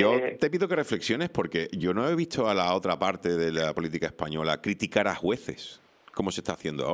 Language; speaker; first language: Spanish; native; Spanish